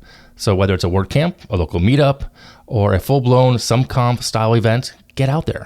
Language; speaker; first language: English; native; English